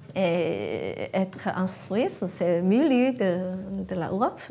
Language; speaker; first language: French; non-native, learner; Chinese